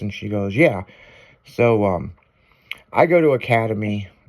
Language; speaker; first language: English; native; English